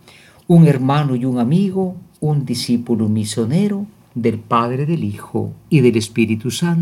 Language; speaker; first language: Spanish; native; Spanish